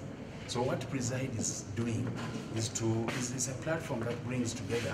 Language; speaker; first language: English; non-native, local second language; Ganda